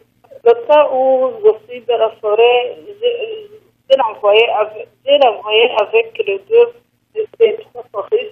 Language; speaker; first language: French; non-native, learner; Rundi